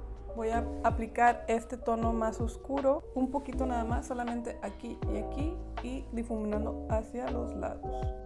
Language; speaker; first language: Spanish; native; Spanish